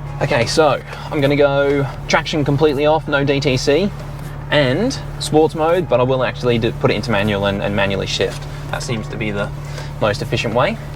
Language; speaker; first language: English; native; English